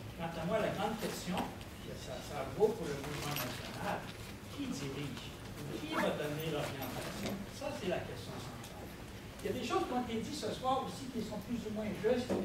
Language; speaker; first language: French; native; French